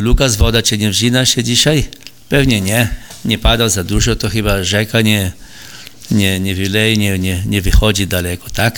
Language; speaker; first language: Polish; early bilingual, heritage; Polish